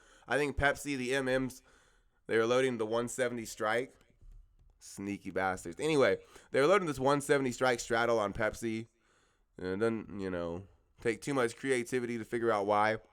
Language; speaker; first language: English; native; English